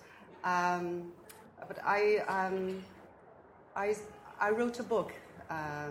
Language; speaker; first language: English; non-native, fluent; Chinese